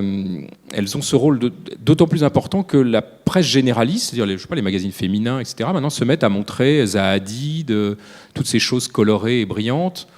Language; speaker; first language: French; native; French